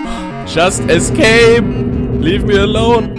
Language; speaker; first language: English; non-native, fluent; German